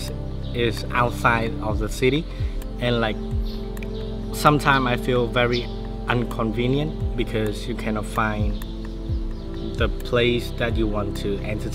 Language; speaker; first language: English; non-native, learner; Vietnamese